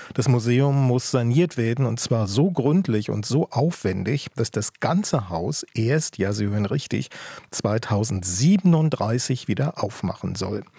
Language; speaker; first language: German; native; German